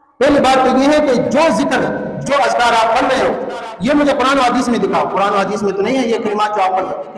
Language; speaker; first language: Urdu; non-native, local second language; Pashto